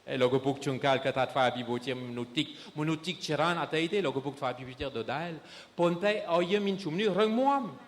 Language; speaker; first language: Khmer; non-native, fluent; French